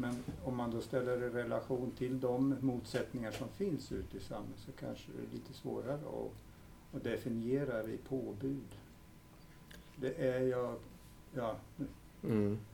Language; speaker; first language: Swedish; native; Swedish